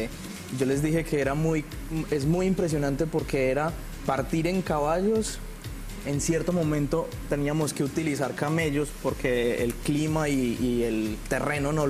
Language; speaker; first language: Spanish; native; Spanish